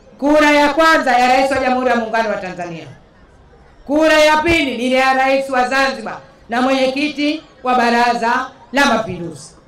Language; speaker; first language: Swahili; native; Swahili